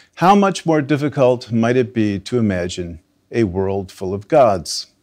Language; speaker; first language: English; native; English